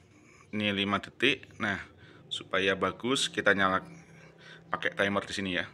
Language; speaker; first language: Indonesian; native; Indonesian